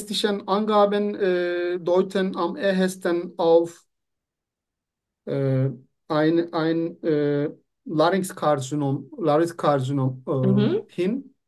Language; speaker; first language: German; non-native, fluent; Turkish